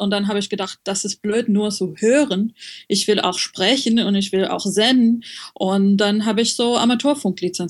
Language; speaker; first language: German; non-native, learner; French